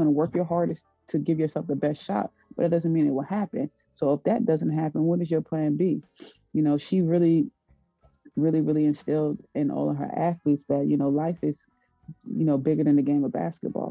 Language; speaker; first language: English; native; English